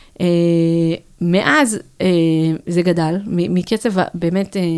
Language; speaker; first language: Hebrew; native; Hebrew